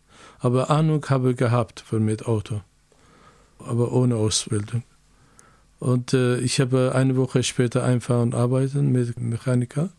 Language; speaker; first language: German; non-native, learner; Azerbaijani